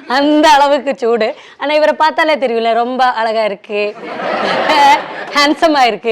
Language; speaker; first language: Tamil; non-native, learner; Malayalam